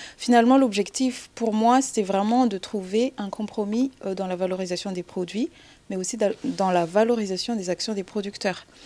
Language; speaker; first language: French; non-native, local second language; Malagasy